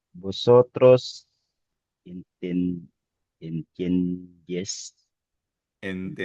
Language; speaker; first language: Spanish; non-native, learner; Filipino